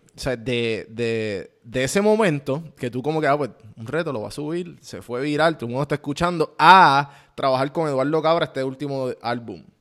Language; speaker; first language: Spanish; native; Spanish